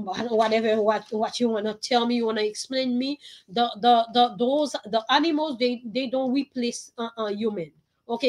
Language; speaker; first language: English; non-native, fluent; Haitian Creole